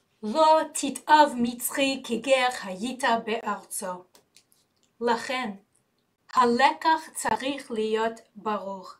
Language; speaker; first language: Hebrew; non-native, learner; English